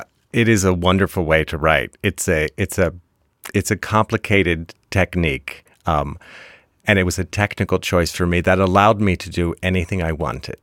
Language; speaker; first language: English; native; English